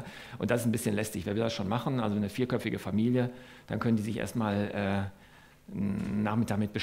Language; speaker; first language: German; native; German